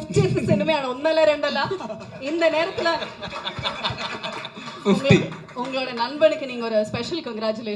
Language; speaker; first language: Tamil; native; Tamil